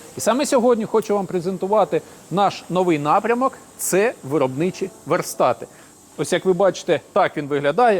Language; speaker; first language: Ukrainian; native; Ukrainian